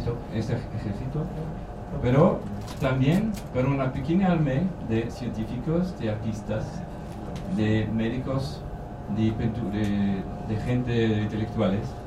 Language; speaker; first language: Spanish; non-native, learner; German